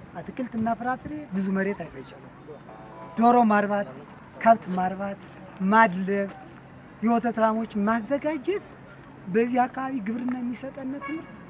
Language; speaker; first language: Amharic; native; Amharic